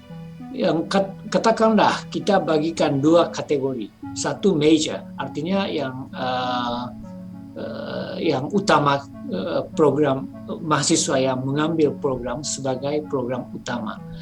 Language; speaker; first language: Indonesian; non-native, fluent; Japanese